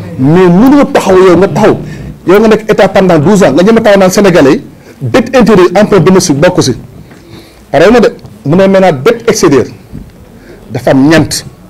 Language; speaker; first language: Wolof; native; Wolof